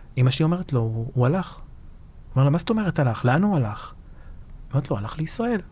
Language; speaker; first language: Hebrew; early bilingual, other home language; Arabic